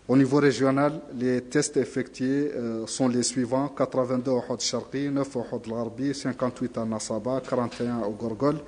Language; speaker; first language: French; non-native, local second language; Arabic